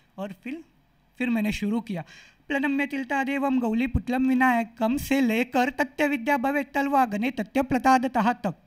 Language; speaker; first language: Hindi; non-native, local second language; Marathi